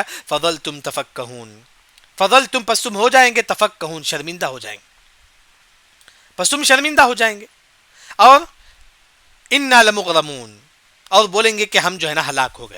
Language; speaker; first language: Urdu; non-native, local second language; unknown